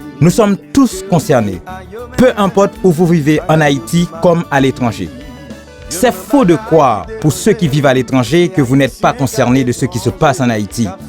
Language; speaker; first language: French; non-native, local second language; Haitian Creole